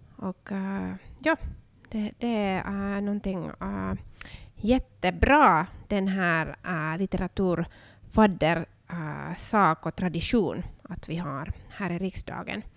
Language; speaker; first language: Swedish; non-native, local second language; Finnish